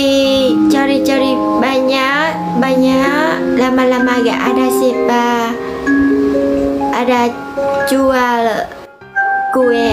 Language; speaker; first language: Indonesian; non-native, learner; Vietnamese